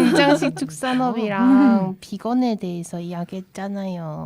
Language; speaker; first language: Korean; native; Korean